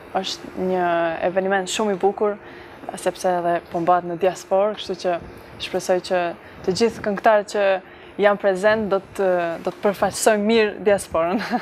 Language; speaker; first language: Albanian; early bilingual, heritage; Albanian